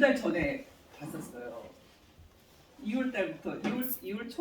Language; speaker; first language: Korean; native; Korean